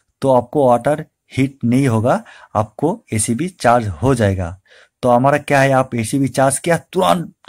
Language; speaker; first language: Hindi; non-native, local second language; Bangla